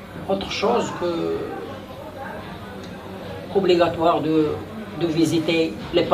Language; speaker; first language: French; non-native, local second language; Arabic